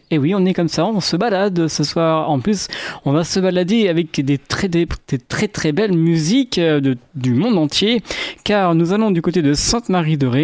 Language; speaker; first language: French; native; French